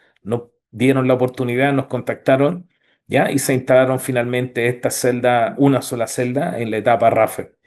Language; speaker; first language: Spanish; native; Spanish